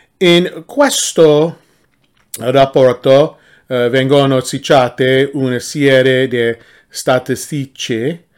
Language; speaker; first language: Italian; non-native, learner; English